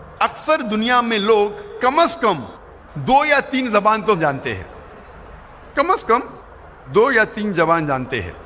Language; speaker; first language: Urdu; non-native, local second language; Konkani